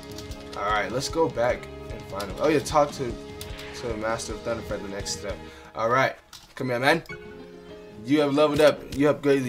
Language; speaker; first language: English; native; English